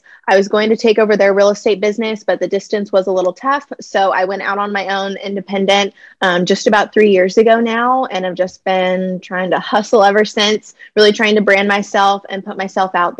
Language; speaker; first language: English; native; English